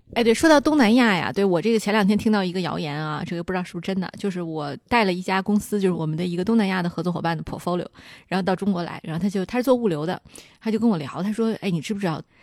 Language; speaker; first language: Chinese; native; Chinese